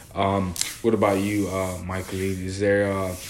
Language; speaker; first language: English; early bilingual, other home language; Haitian Creole